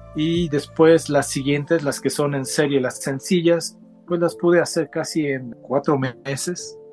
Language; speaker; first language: Spanish; native; Spanish